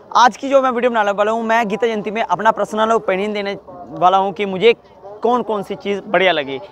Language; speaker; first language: Hindi; native; Hindi